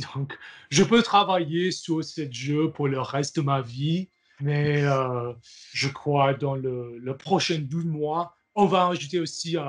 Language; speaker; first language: French; non-native, learner; English